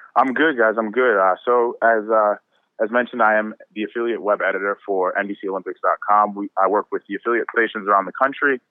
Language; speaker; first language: English; native; English